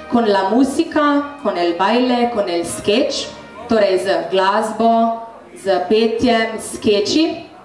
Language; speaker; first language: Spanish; non-native, fluent; Slovenian